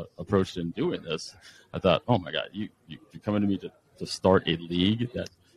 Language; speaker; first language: English; native; English